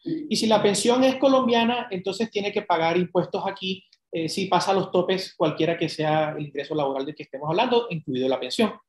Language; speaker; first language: Spanish; native; Spanish